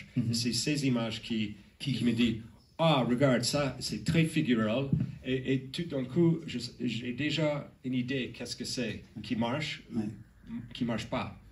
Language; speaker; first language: French; non-native, learner; English